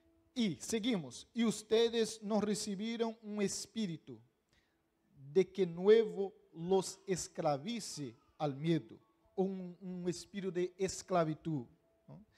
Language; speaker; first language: Spanish; non-native, fluent; Portuguese